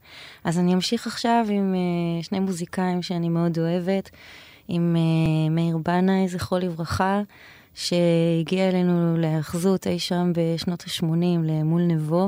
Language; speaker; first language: Hebrew; native; Hebrew